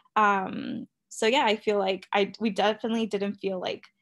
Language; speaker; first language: English; early bilingual, other home language; Spanish